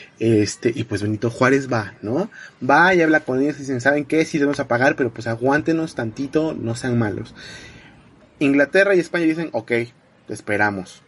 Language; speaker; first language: Spanish; native; Spanish